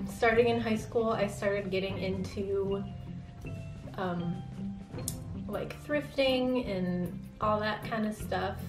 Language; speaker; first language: English; native; English